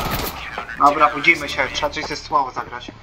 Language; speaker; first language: Polish; native; Polish